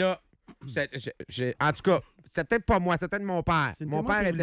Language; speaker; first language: French; native; French